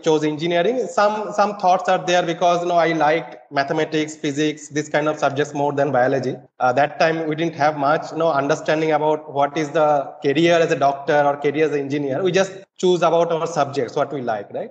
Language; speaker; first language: English; non-native, local second language; Bangla